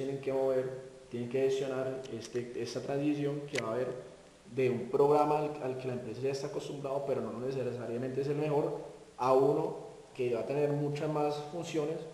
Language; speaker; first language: Spanish; native; Spanish